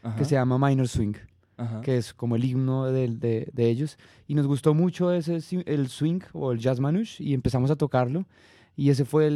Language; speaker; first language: Spanish; native; Spanish